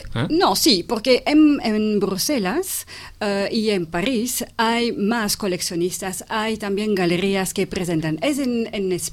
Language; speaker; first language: Spanish; non-native, fluent; French